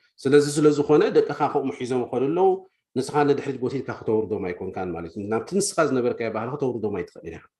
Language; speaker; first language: Tigrinya; native; Tigrinya